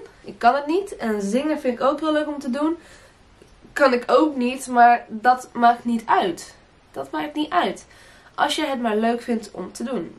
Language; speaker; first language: Dutch; early bilingual, other home language; Portuguese